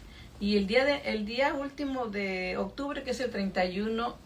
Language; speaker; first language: Spanish; native; Spanish